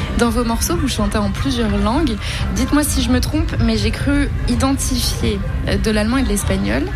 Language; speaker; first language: French; native; French